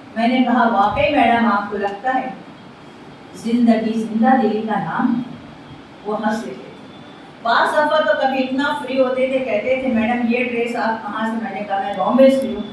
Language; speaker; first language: Urdu; native; Urdu